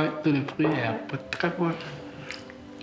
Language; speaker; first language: French; non-native, learner; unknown